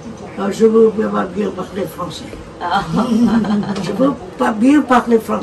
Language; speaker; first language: French; non-native, learner; Vietnamese